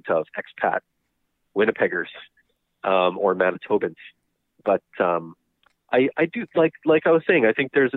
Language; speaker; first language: English; native; English